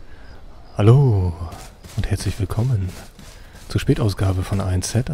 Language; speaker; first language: German; native; German